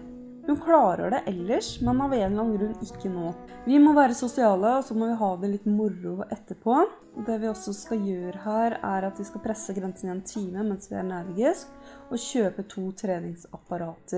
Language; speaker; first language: Norwegian; native; Norwegian